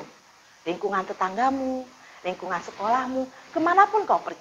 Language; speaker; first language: Indonesian; native; Indonesian